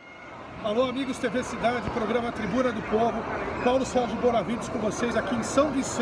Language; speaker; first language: Portuguese; native; Portuguese